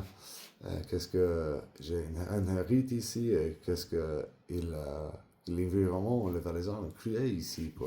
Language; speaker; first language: French; non-native, learner; English